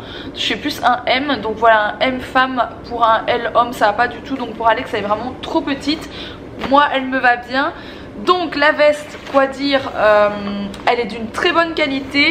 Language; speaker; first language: French; native; French